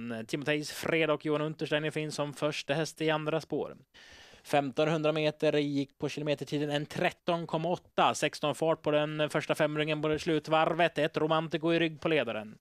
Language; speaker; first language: Swedish; native; Swedish